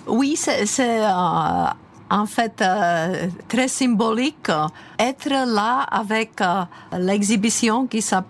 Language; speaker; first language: French; non-native, fluent; Czech